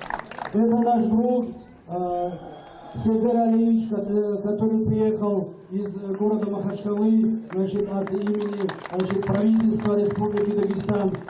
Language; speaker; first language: Russian; non-native, local second language; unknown